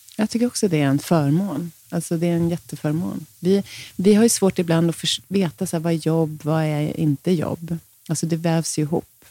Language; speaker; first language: Swedish; native; Swedish